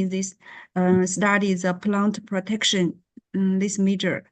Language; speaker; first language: English; non-native, learner; Chinese